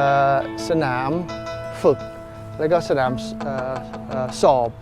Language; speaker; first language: Thai; non-native, fluent; English